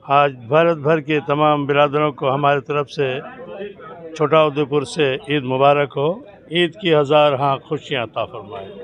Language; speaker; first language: Urdu; non-native, local second language; Gujarati